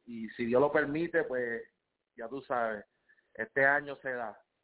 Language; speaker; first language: Spanish; native; Spanish